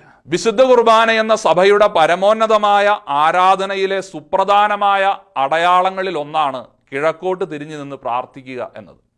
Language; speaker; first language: Malayalam; native; Malayalam